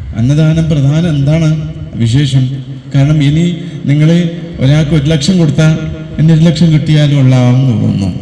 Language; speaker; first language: Malayalam; non-native, local second language; Kannada